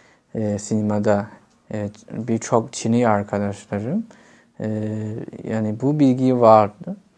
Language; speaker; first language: Turkish; non-native, fluent; Chinese